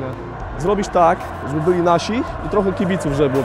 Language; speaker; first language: Polish; native; Polish